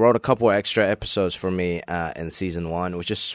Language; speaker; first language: English; non-native, local second language; Cantonese